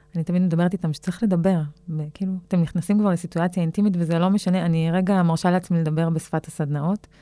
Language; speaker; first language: Hebrew; native; Hebrew